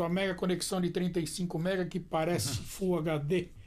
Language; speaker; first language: Portuguese; native; Portuguese